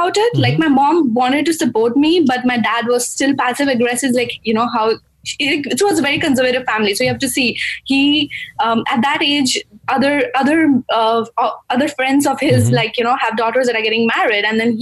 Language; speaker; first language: English; non-native, local second language; Gujarati